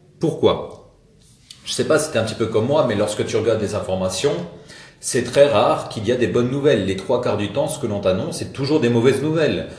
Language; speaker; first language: French; native; French